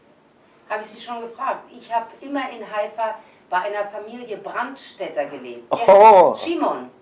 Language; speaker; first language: German; native; German